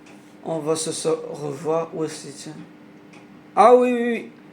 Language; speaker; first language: French; non-native, learner; Arabic